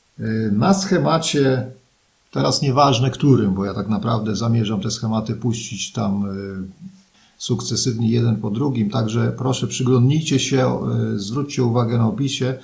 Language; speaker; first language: Polish; native; Polish